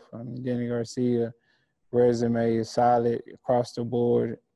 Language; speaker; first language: English; native; English